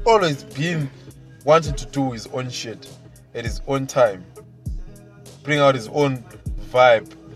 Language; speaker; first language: English; non-native, local second language; Shona